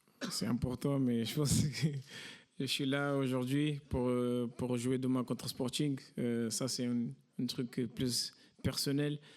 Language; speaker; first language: French; non-native, fluent; Portuguese